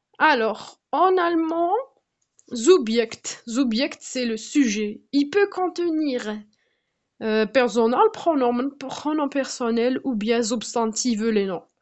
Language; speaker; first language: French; non-native, local second language; Arabic